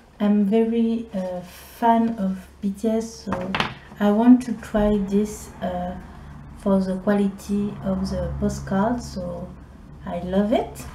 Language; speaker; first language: English; non-native, learner; French